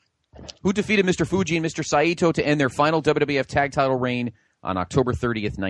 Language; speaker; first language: English; native; English